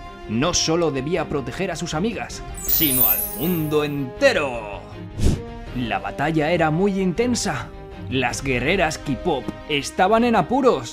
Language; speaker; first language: Spanish; native; Spanish